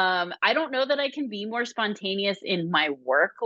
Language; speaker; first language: English; native; English